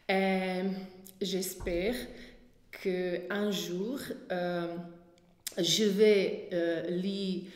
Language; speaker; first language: French; non-native, learner; Bosnian